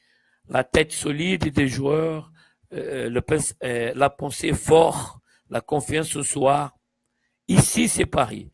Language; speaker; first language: French; non-native, fluent; Portuguese